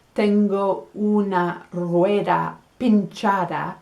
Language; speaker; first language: Spanish; non-native, fluent; English